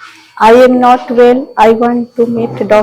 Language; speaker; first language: English; non-native, learner; Hindi